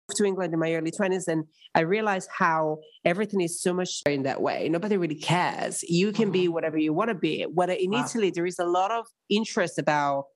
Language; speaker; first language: English; non-native, fluent; Italian